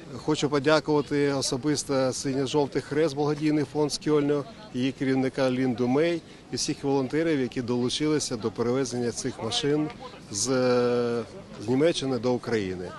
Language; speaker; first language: Ukrainian; non-native, local second language; Russian